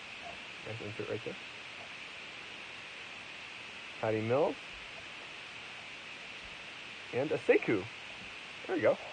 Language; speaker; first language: English; native; English